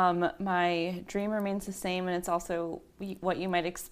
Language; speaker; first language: English; native; English